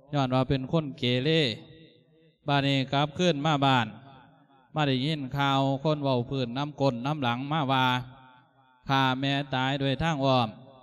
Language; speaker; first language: Lao; native; Lao